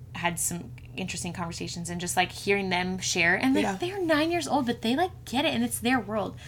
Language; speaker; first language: English; native; English